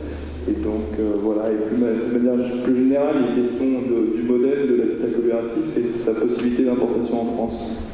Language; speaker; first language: French; native; French